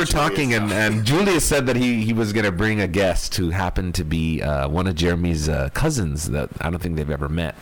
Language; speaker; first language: English; early bilingual, other home language; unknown